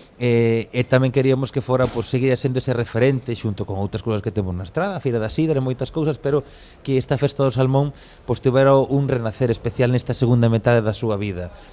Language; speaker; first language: Galician; native; Galician